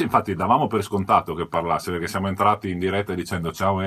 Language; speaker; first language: Italian; native; Italian